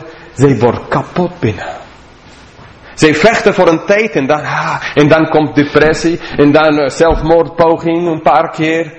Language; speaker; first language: Dutch; non-native, fluent; English